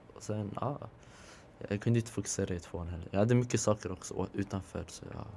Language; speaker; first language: Swedish; native; Swedish